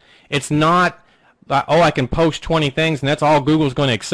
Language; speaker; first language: English; native; English